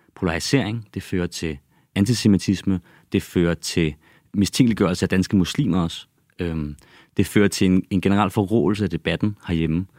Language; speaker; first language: Danish; native; Danish